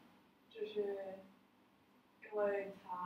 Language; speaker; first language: Chinese; non-native, learner; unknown